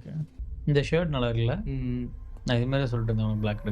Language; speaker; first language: Tamil; native; Tamil